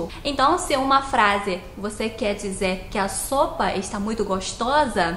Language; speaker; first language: Portuguese; non-native, fluent; Chinese